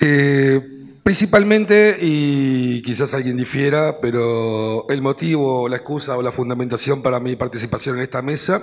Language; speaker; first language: Spanish; native; Spanish